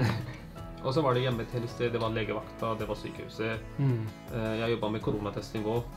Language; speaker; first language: Norwegian; early bilingual, other home language; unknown